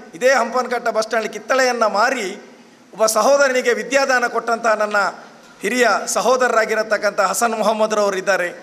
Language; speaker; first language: Kannada; non-native, local second language; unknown